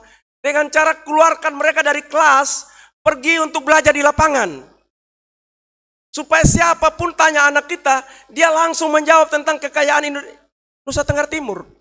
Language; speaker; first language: Indonesian; native; Indonesian